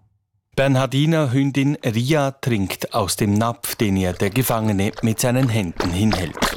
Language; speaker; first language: German; native; German